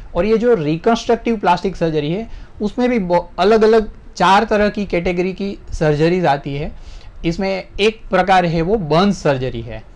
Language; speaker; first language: Hindi; non-native, local second language; Gujarati